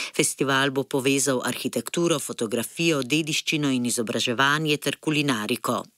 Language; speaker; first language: Slovenian; native; Slovenian